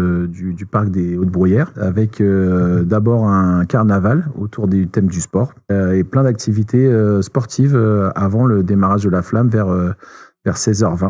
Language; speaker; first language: French; native; French